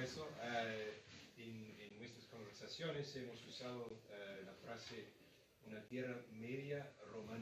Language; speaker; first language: Spanish; non-native, fluent; English